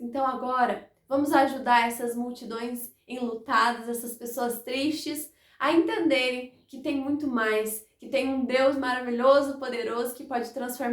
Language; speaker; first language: Portuguese; native; Portuguese